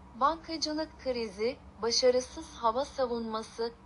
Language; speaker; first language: Turkish; non-native, fluent; Ukrainian